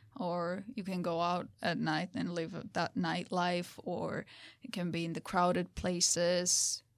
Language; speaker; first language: English; non-native, fluent; Georgian